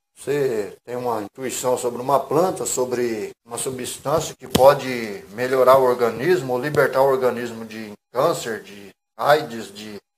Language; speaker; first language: Portuguese; native; Portuguese